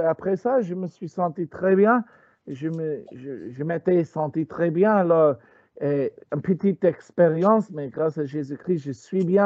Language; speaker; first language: French; non-native, learner; Spanish